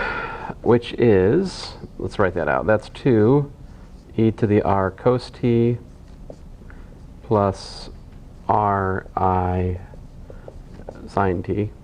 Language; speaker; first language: English; native; English